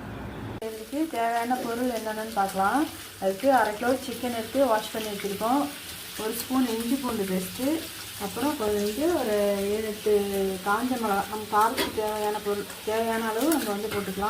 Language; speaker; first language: Tamil; native; Tamil